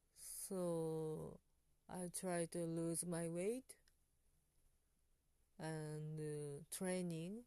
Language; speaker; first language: English; non-native, learner; Japanese